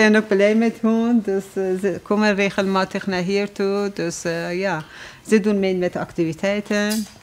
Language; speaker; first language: Dutch; non-native, fluent; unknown